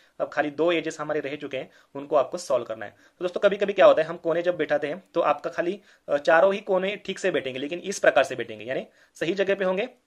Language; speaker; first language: Hindi; non-native, local second language; Marathi